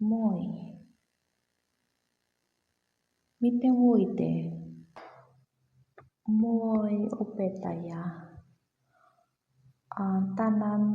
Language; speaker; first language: Finnish; non-native, learner; Burmese